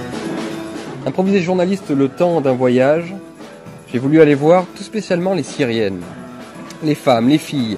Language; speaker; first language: French; native; French